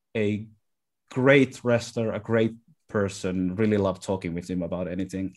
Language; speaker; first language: English; non-native, fluent; Finnish